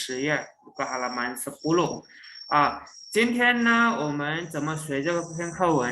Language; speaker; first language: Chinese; non-native, local second language; Indonesian